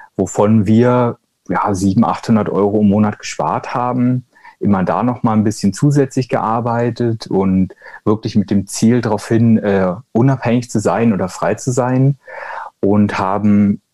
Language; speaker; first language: German; native; German